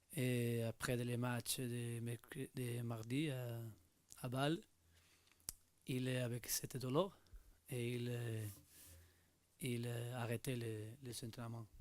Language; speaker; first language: French; non-native, learner; Spanish